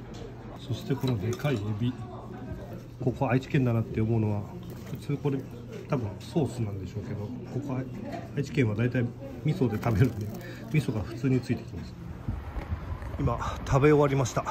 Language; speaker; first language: Japanese; native; Japanese